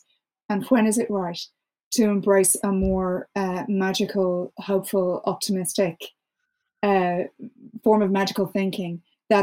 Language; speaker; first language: English; native; English